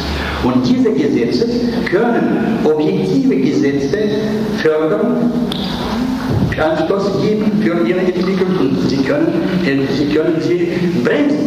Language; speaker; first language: German; non-native, fluent; Russian